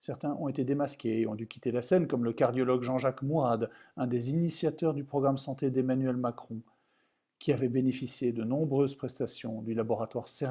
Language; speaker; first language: French; native; French